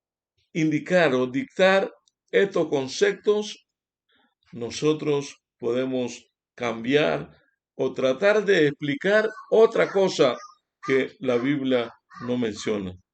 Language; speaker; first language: Spanish; native; Spanish